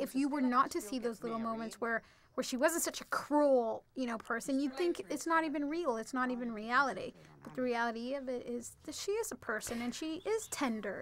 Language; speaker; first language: English; early bilingual, other home language; Spanish